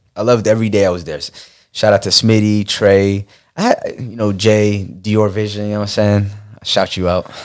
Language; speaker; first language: English; native; English